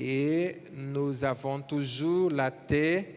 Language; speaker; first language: French; non-native, learner; Portuguese